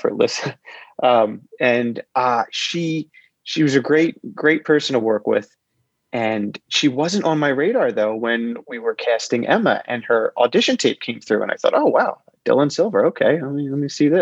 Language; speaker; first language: English; native; English